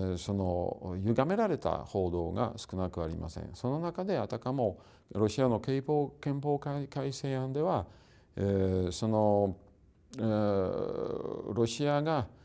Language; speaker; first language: Japanese; non-native, fluent; Russian